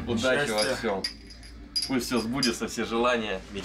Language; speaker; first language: Russian; native; Russian